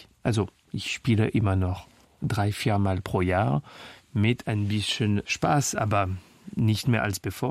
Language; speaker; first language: German; non-native, fluent; French